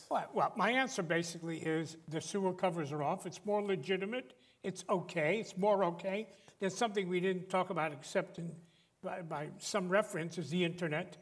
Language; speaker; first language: English; native; English